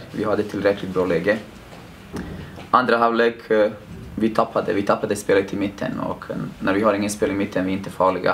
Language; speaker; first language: Swedish; non-native, fluent; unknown